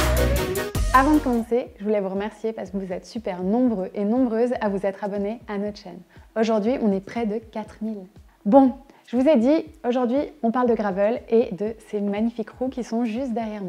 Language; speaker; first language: French; native; French